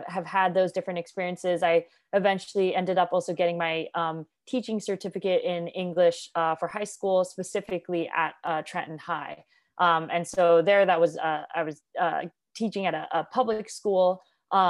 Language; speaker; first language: English; non-native, local second language; Cantonese